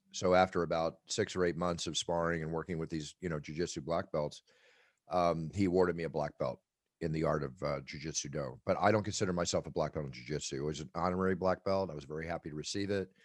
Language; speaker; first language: English; native; English